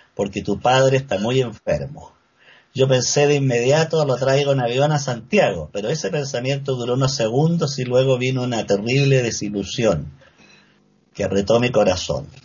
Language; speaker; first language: Spanish; native; Spanish